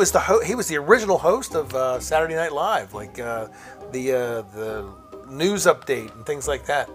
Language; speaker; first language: English; native; English